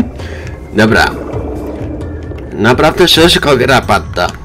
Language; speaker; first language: Polish; non-native, learner; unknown